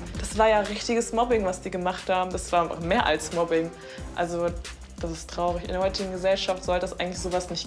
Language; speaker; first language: German; native; German